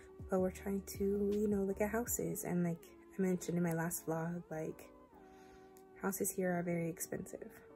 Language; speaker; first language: English; early bilingual, other home language; Spanish